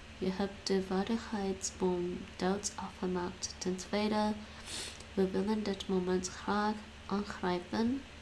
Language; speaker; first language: Dutch; non-native, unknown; English